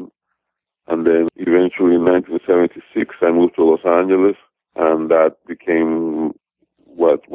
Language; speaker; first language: English; non-native, fluent; Spanish